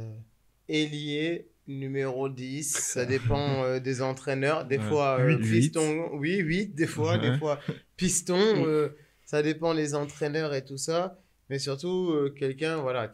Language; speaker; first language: French; native; French